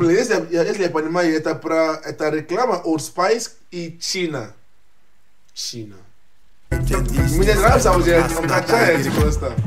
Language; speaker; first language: Russian; non-native, learner; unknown